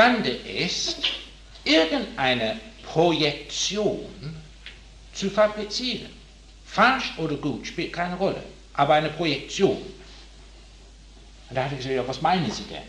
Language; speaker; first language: German; non-native, fluent; English